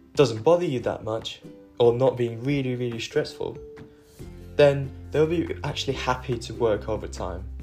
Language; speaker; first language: English; non-native, fluent; Japanese